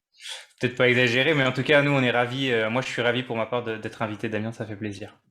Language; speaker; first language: French; native; French